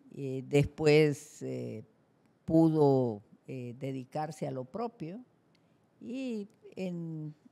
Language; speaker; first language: Spanish; native; Spanish